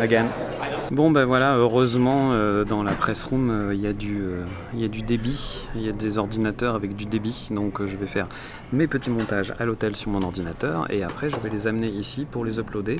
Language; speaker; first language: French; native; French